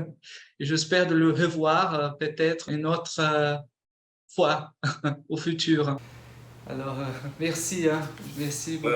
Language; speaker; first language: French; non-native, fluent; Portuguese